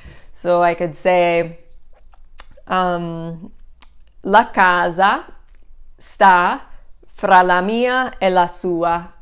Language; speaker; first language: Italian; non-native, fluent; English